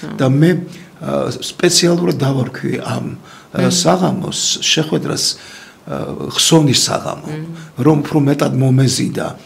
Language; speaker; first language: Georgian; native; Georgian